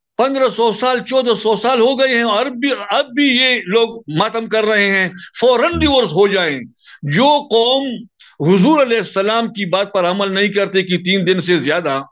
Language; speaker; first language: Urdu; non-native, local second language; Pashto